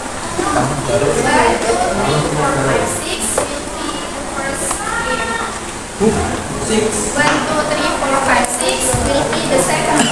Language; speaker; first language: English; non-native, fluent; Indonesian